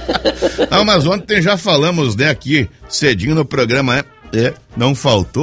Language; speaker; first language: Portuguese; native; Portuguese